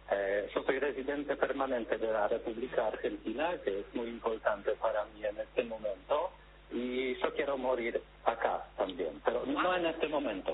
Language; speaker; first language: Spanish; non-native, learner; Polish